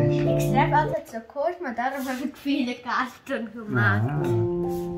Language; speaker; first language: Dutch; non-native, learner; German